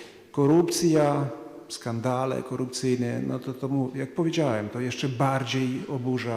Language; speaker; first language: Polish; non-native, fluent; Ukrainian